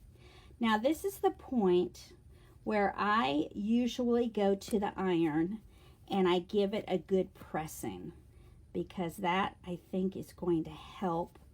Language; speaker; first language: English; native; English